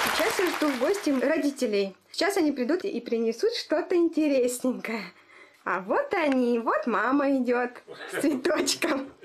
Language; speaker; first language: Russian; native; Russian